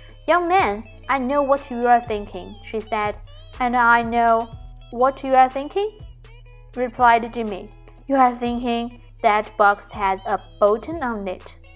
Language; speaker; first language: English; non-native, fluent; Chinese